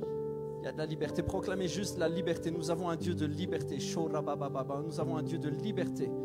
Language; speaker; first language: French; native; French